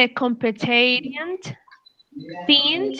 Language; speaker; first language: English; non-native, learner; Spanish